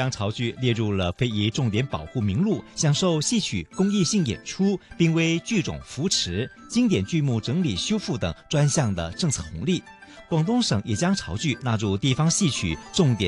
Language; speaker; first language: Chinese; native; Chinese